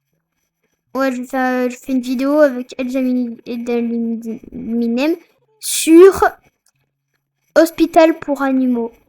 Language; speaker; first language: French; native; French